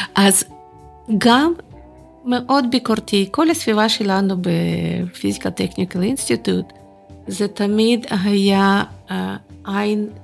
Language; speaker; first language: Hebrew; non-native, fluent; Russian